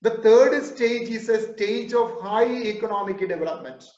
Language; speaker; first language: English; non-native, local second language; Malayalam